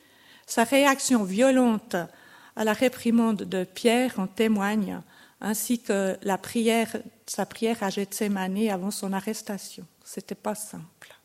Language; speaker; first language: French; native; French